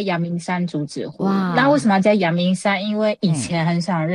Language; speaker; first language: Chinese; native; Chinese